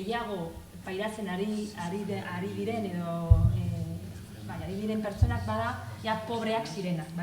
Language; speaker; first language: Basque; non-native, local second language; Spanish